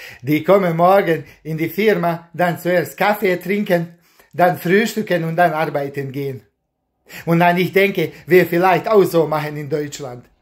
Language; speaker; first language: German; non-native, learner; Bosnian